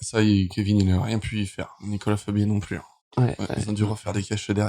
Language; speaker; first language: French; native; French